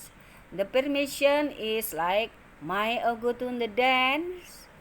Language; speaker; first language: English; non-native, learner; Indonesian